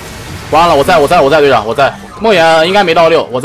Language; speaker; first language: Chinese; native; Chinese